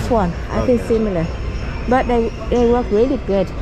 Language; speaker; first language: English; non-native, learner; Vietnamese